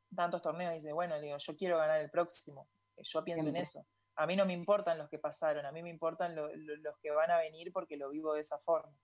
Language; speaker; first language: Spanish; native; Spanish